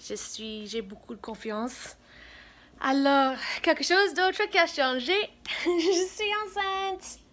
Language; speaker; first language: French; non-native, fluent; English